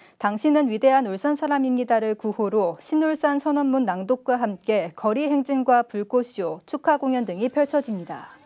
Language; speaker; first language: Korean; native; Korean